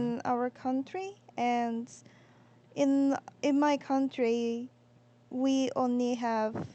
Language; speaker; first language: English; non-native, learner; Korean